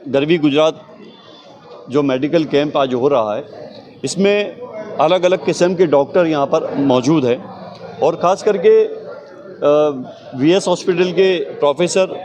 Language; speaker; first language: Hindi; non-native, local second language; Gujarati